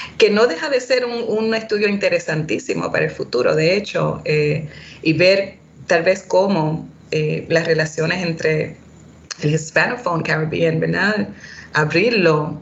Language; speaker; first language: Spanish; early bilingual, heritage; Spanish